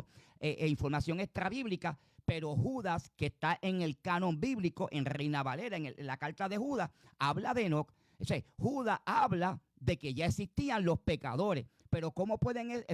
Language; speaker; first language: Spanish; native; Spanish